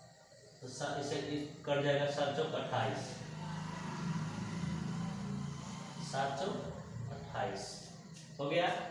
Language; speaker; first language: Hindi; native; Hindi